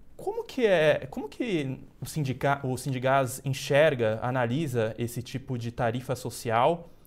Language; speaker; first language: Portuguese; native; Portuguese